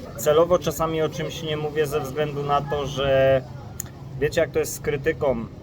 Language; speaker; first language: Polish; native; Polish